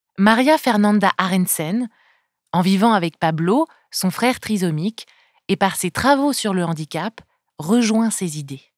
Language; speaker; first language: French; native; French